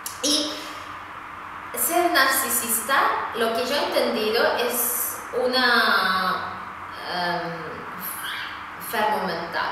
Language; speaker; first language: Spanish; non-native, fluent; Swedish